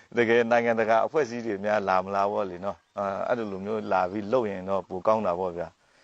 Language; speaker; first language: Burmese; non-native, local second language; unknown